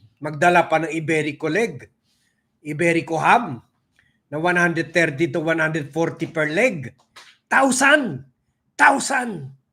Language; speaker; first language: Filipino; non-native, local second language; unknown